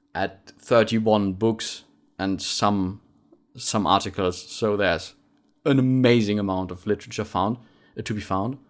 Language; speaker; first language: English; non-native, fluent; German